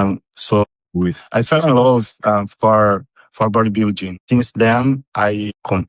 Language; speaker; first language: English; non-native, learner; Portuguese